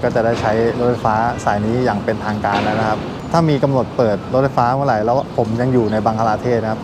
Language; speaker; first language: Thai; native; Thai